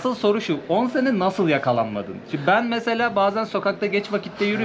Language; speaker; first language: Turkish; native; Turkish